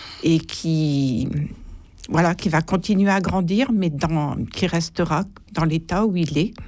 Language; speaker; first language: French; native; French